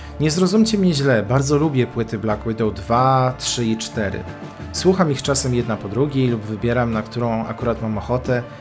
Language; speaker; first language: Polish; native; Polish